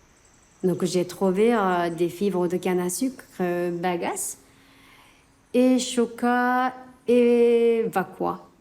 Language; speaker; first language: French; non-native, learner; Japanese